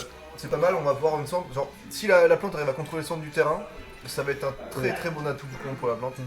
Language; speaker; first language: French; native; French